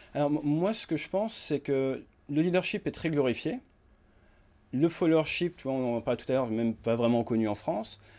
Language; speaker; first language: French; native; French